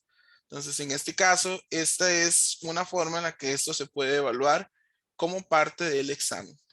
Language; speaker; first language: Spanish; native; Spanish